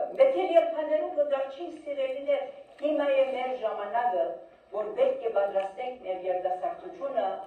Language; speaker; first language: Armenian; early bilingual, heritage; Armenian